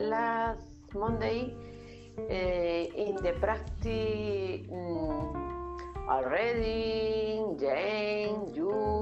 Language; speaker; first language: English; non-native, learner; Spanish